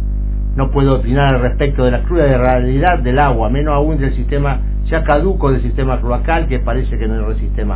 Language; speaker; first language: Spanish; native; Spanish